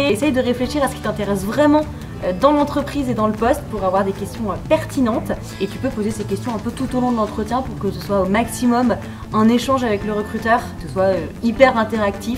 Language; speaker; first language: French; native; French